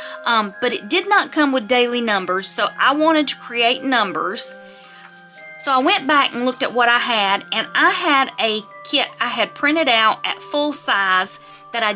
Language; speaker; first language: English; native; English